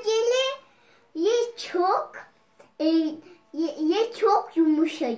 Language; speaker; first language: Turkish; native; Turkish